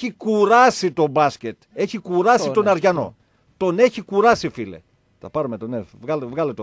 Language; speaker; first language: Greek; native; Greek